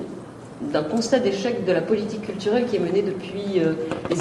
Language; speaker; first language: French; native; French